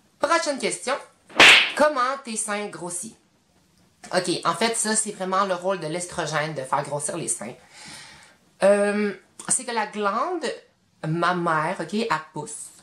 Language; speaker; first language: French; native; French